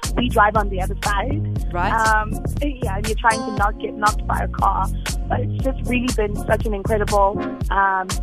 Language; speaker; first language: English; non-native, local second language; Zulu